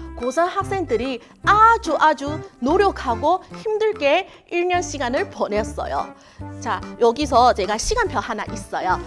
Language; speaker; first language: Korean; non-native, learner; Chinese